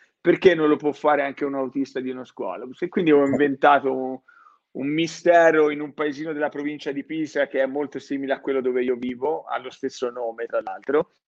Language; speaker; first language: Italian; native; Italian